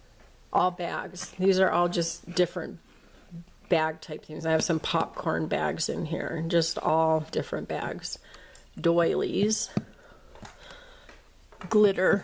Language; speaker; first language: English; native; English